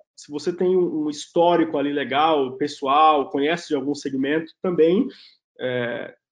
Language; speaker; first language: Portuguese; native; Portuguese